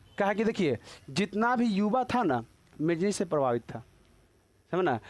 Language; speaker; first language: Hindi; native; Hindi